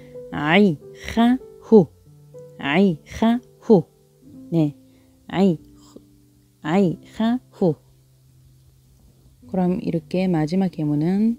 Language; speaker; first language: Korean; non-native, learner; Arabic